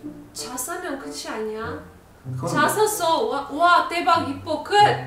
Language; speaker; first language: Korean; non-native, fluent; Russian